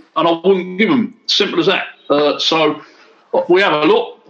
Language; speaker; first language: English; native; English